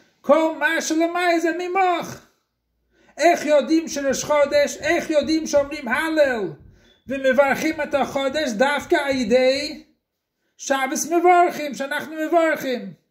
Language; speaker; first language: Hebrew; non-native, fluent; English